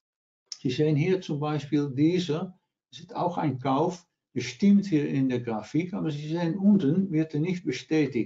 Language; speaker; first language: German; non-native, learner; Dutch